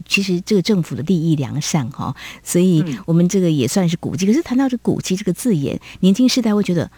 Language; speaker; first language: Chinese; native; Chinese